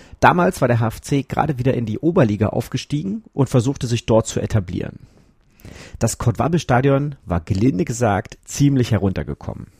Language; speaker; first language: German; native; German